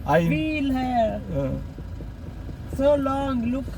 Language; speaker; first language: English; non-native, learner; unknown